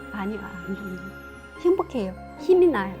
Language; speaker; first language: Korean; non-native, learner; Chinese